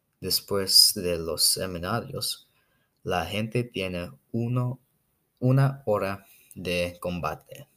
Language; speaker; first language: Spanish; non-native, learner; English